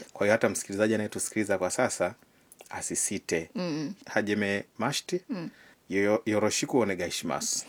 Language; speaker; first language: Swahili; native; Swahili